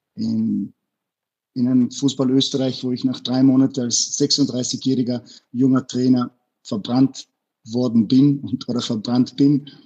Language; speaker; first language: German; early bilingual, other home language; Bosnian